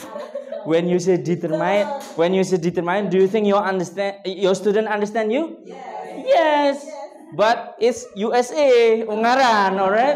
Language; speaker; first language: English; non-native, fluent; Indonesian